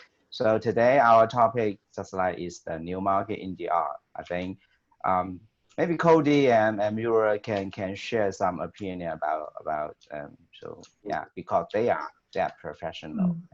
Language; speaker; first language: English; non-native, fluent; Chinese